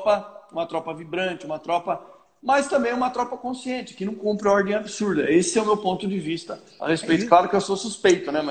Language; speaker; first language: Portuguese; native; Portuguese